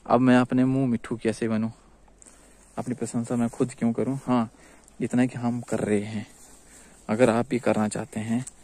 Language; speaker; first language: Hindi; native; Hindi